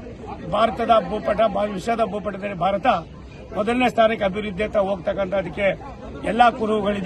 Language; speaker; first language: Kannada; native; Kannada